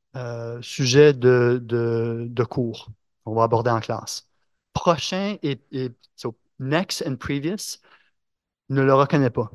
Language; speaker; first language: French; native; French